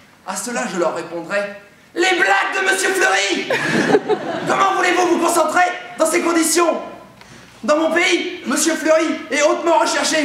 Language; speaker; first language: French; native; French